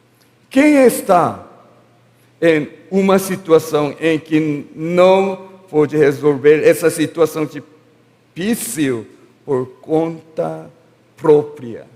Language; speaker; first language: Portuguese; non-native, learner; Korean